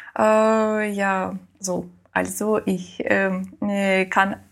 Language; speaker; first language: German; non-native, learner; Ukrainian